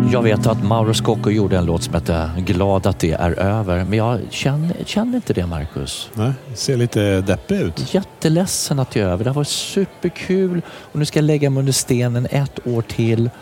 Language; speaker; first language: Swedish; non-native, fluent; Polish